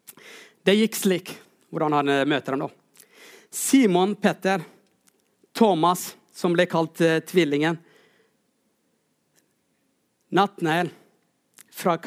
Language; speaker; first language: Norwegian; non-native, fluent; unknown